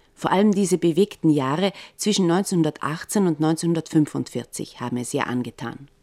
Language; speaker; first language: German; native; German